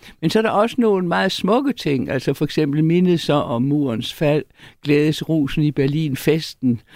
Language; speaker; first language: Danish; native; Danish